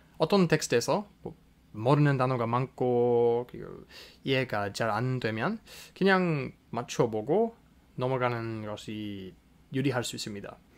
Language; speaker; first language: Korean; non-native, fluent; English